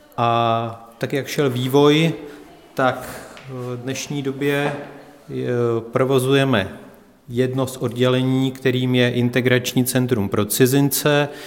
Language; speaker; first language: Czech; native; Czech